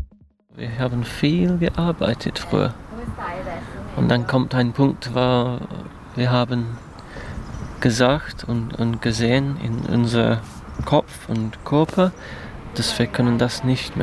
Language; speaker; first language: German; non-native, learner; English